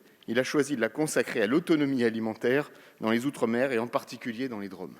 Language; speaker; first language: French; native; French